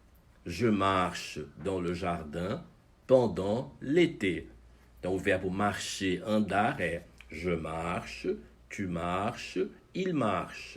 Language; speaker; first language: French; non-native, fluent; Portuguese